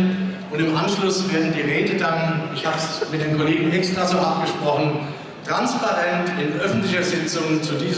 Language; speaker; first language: German; native; German